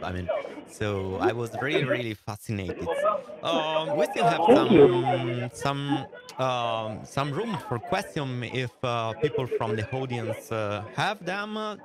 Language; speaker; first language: English; non-native, fluent; Italian